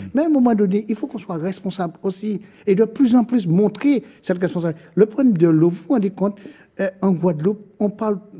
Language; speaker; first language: French; native; French